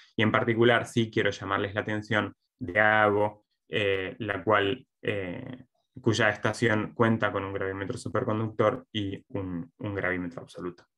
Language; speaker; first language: Spanish; native; Spanish